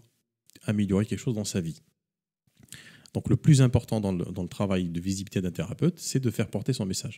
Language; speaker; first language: French; native; French